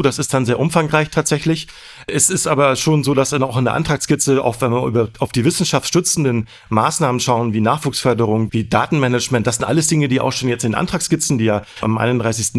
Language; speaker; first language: German; native; German